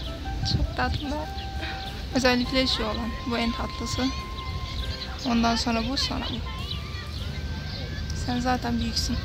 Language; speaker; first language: Turkish; early bilingual, other home language; Arabic